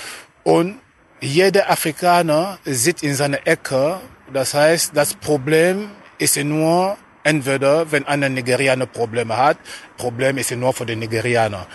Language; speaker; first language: German; non-native, fluent; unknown